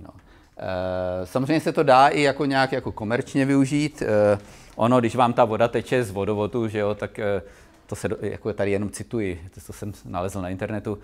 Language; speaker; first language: Czech; native; Czech